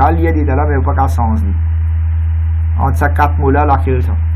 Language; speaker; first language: French; non-native, local second language; Morisyen